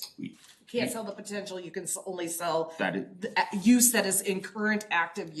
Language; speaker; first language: English; native; English